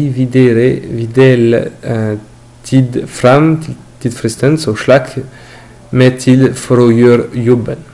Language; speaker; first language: Norwegian; non-native, learner; French